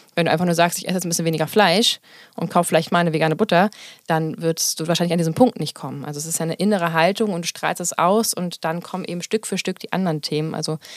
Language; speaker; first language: German; native; German